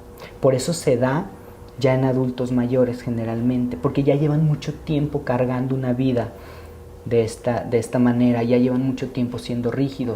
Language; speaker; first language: Spanish; native; Spanish